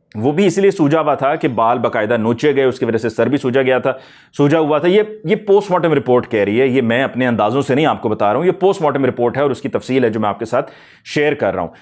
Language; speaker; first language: Urdu; native; Urdu